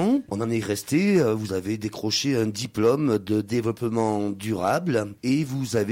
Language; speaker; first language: French; native; French